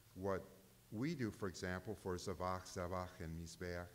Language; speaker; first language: English; native; English